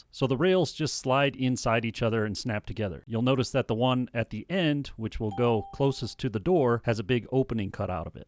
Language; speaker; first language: English; native; English